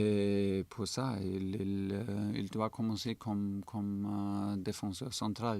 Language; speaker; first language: French; non-native, fluent; German